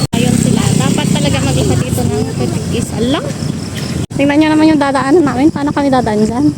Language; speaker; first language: Filipino; native; Filipino